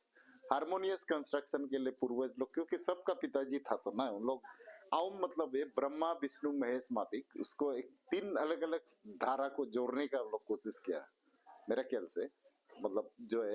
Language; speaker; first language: Hindi; non-native, local second language; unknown